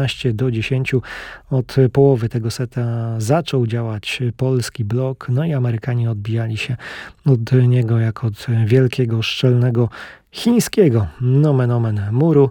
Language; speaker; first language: Polish; native; Polish